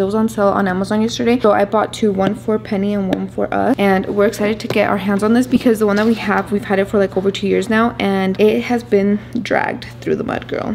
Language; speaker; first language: English; early bilingual, other home language; Spanish